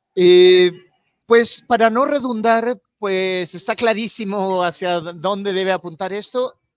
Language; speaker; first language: Spanish; native; Spanish